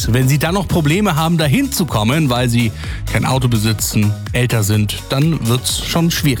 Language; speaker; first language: German; native; German